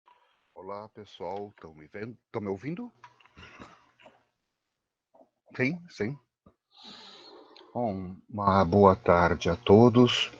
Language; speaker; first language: Portuguese; native; Portuguese